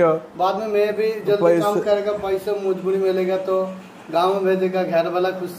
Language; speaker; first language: Hindi; non-native, local second language; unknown